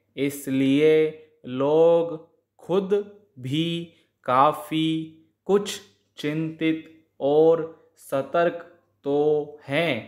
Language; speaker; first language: Hindi; native; Hindi